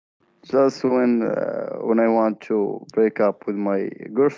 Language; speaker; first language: English; non-native, learner; Arabic